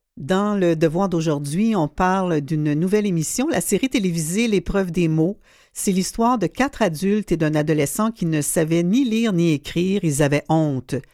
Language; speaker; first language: French; native; French